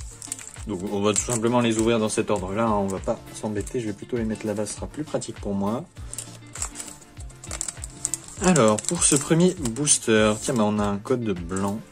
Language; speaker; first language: French; native; French